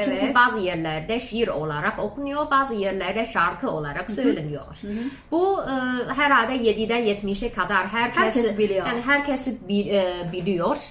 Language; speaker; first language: Turkish; non-native, fluent; Chinese